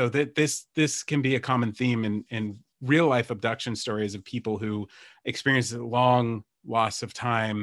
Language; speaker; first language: English; native; English